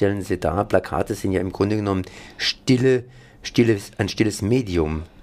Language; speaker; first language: German; native; German